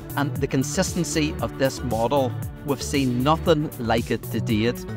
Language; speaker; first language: English; native; English